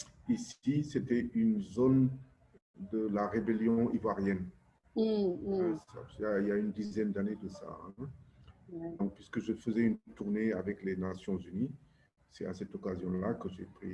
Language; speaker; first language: French; non-native, local second language; Wolof